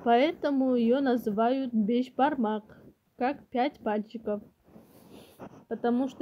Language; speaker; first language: Russian; non-native, local second language; Kyrgyz